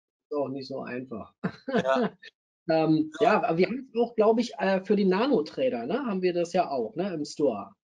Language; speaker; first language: German; native; German